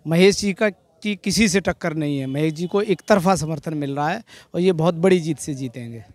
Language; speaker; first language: Hindi; native; Hindi